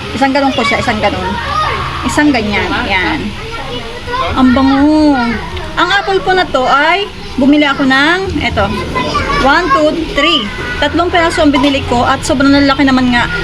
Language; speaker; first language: Filipino; non-native, local second language; Bikol